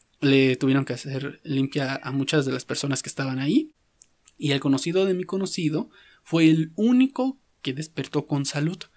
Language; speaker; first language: Spanish; native; Spanish